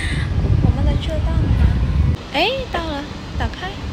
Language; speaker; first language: Chinese; non-native, fluent; Vietnamese